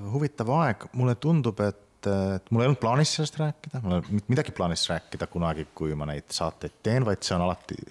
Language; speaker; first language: Estonian; non-native, fluent; Finnish